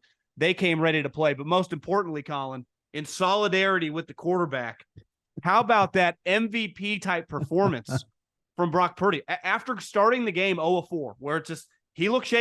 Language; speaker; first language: English; native; English